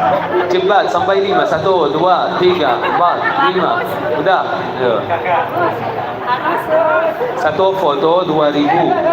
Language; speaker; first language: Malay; non-native, fluent; Arabic